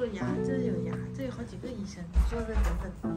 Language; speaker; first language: Chinese; native; Chinese